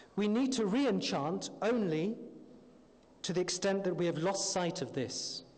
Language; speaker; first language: English; native; English